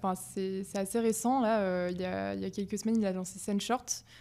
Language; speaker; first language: French; native; French